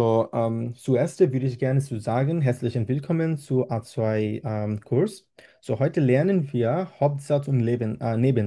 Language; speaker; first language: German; non-native, learner; Bangla